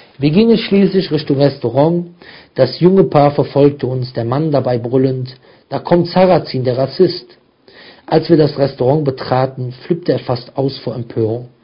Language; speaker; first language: German; native; German